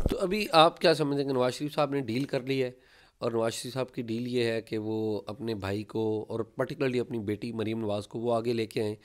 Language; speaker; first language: Urdu; native; Urdu